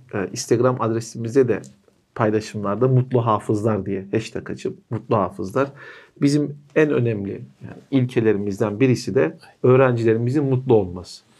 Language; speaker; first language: Turkish; native; Turkish